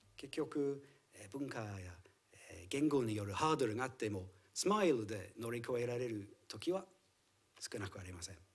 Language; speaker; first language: Japanese; non-native, fluent; English